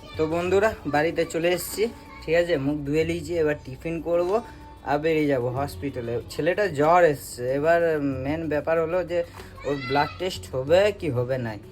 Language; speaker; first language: Bangla; non-native, learner; Hindi